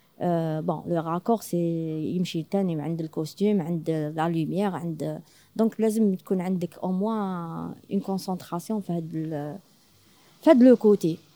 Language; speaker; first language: French; non-native, local second language; Arabic